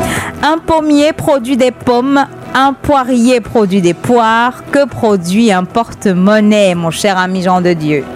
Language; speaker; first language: French; native; French